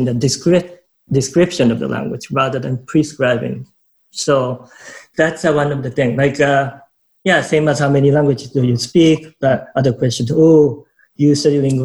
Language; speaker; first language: English; non-native, fluent; Japanese